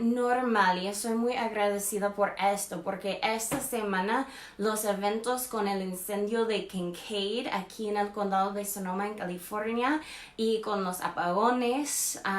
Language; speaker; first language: Spanish; non-native, fluent; English